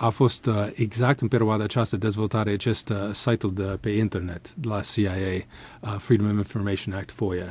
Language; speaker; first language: Romanian; non-native, fluent; English